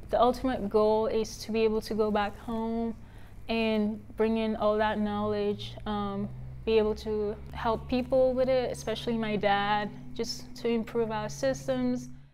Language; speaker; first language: English; non-native, fluent; Wolof